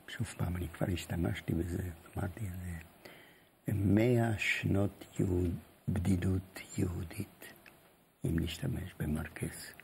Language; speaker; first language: Hebrew; non-native, fluent; German